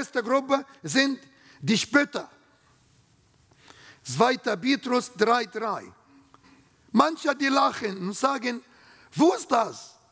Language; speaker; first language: German; non-native, learner; Arabic